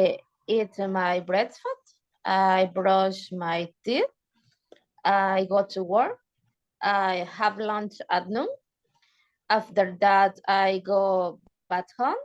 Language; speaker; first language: English; non-native, learner; Spanish